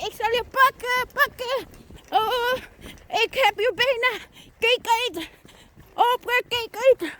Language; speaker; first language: Dutch; non-native, learner; Filipino